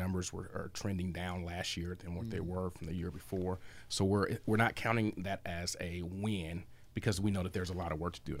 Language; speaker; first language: English; native; English